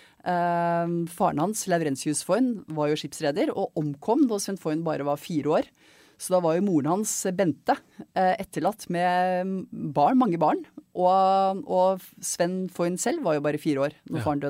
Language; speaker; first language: Norwegian; native; Norwegian